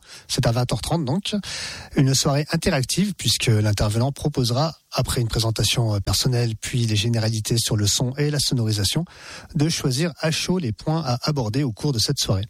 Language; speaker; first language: French; native; French